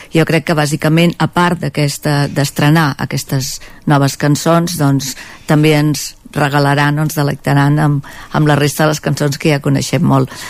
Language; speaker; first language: Catalan; native; Catalan